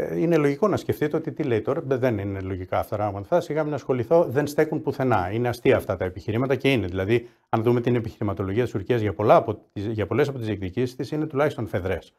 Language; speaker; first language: Greek; native; Greek